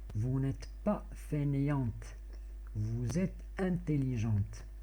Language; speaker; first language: French; non-native, local second language; Arabic